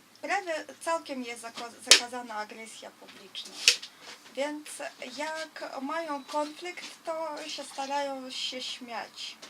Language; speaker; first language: Polish; non-native, fluent; Russian